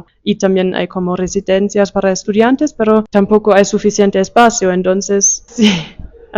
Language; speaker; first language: Spanish; non-native, fluent; German